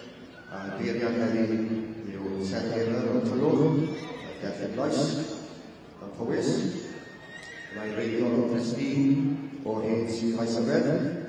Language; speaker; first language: Welsh; native; Welsh